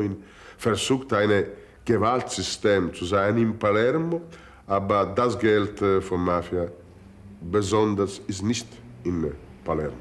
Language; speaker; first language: German; non-native, learner; Italian